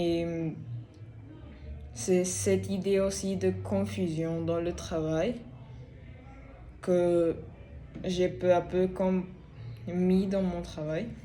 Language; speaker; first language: French; non-native, fluent; Spanish